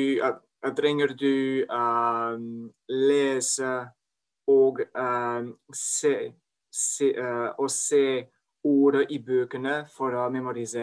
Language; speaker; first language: Norwegian; non-native, learner; French